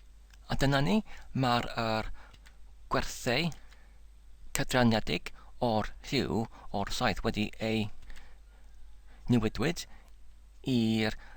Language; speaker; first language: Welsh; non-native, learner; English